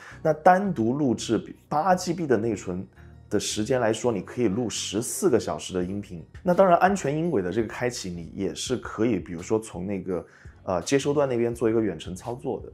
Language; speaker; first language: Chinese; native; Chinese